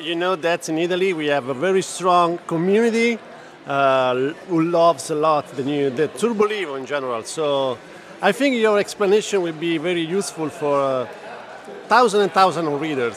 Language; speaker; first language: English; non-native, fluent; Italian